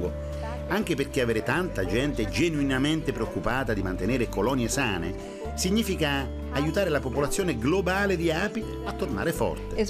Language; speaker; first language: Italian; native; Italian